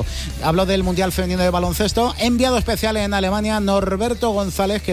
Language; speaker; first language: Spanish; native; Spanish